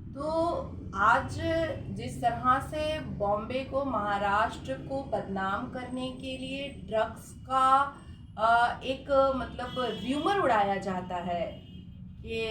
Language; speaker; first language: Hindi; native; Hindi